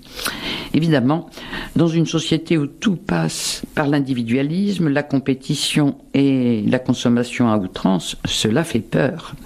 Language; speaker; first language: French; native; French